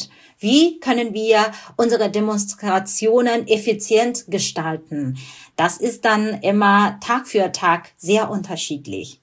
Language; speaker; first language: German; non-native, fluent; Burmese